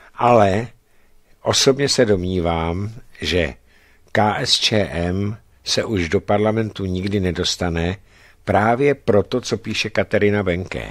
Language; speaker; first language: Czech; native; Czech